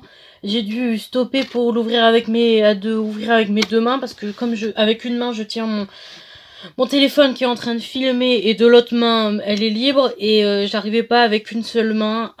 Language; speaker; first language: French; native; French